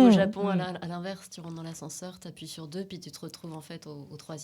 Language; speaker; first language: French; native; French